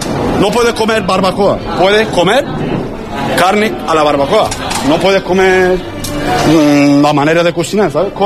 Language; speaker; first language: Spanish; non-native, learner; Turkish